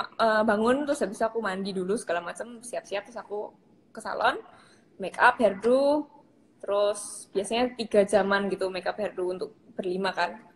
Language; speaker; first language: Indonesian; non-native, local second language; Javanese